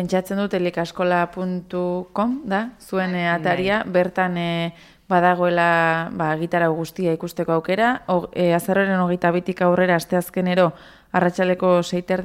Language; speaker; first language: Basque; native; Basque